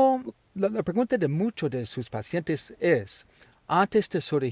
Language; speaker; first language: Spanish; non-native, learner; English